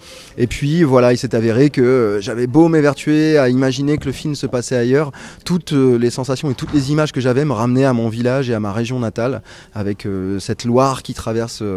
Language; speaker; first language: French; native; French